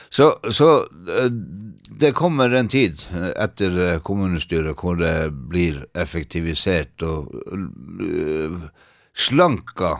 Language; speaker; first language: Swedish; non-native, learner; Norwegian